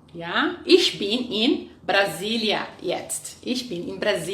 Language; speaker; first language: German; non-native, fluent; Portuguese